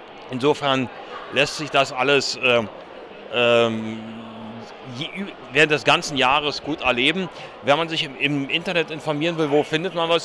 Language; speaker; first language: German; native; German